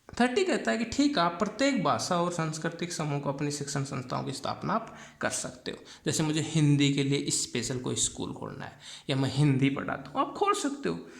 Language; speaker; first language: Hindi; native; Hindi